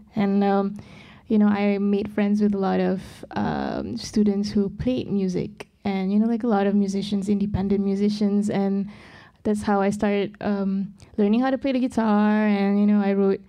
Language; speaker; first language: English; non-native, local second language; Malay